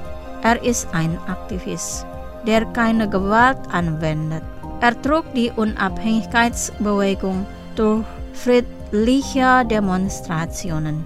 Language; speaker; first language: German; non-native, fluent; Indonesian